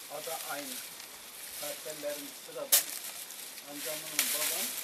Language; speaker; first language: Turkish; native; Turkish